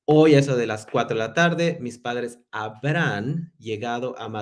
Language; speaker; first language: Spanish; non-native, fluent; English